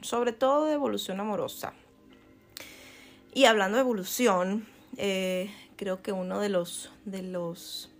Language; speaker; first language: Spanish; native; Spanish